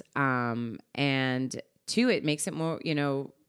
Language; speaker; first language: English; native; English